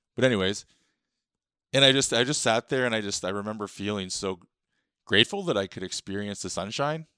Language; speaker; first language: English; native; English